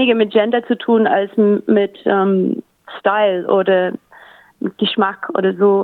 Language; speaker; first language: German; native; German